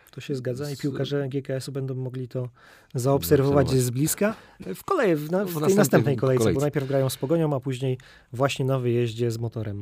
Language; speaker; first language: Polish; native; Polish